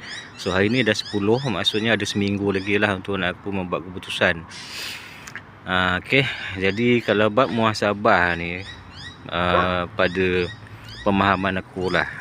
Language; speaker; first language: Malay; native; Malay